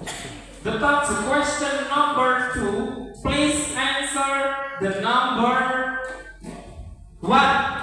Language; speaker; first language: English; non-native, learner; Indonesian